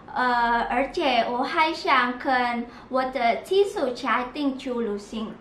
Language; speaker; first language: Chinese; non-native, learner; Indonesian